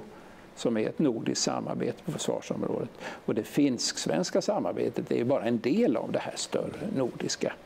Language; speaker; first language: Swedish; native; Swedish